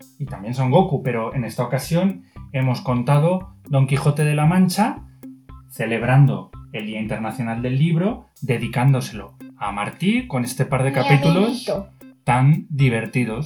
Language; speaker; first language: Spanish; native; Spanish